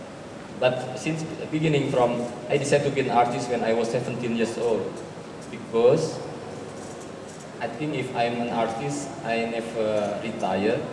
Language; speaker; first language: English; non-native, learner; Indonesian